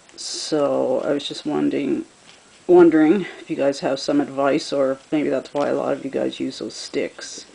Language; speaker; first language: English; native; English